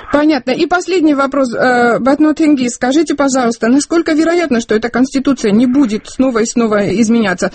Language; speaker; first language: Russian; non-native, local second language; Georgian